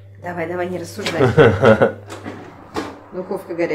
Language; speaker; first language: Russian; native; Russian